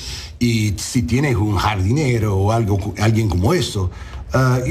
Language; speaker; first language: Spanish; non-native, learner; English